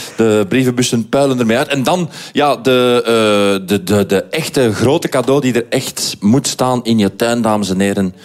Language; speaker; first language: Dutch; native; Dutch